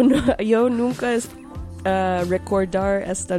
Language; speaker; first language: Spanish; non-native, local second language; English